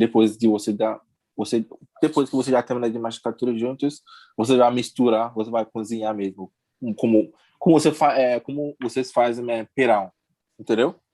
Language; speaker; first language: Portuguese; non-native, learner; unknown